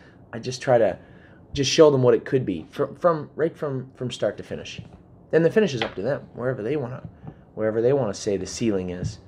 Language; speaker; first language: English; native; English